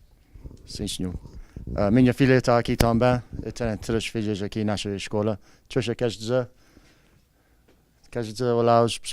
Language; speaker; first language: Portuguese; early bilingual, heritage; Portuguese